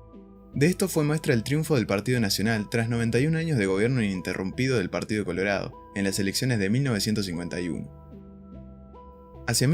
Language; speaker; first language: Spanish; native; Spanish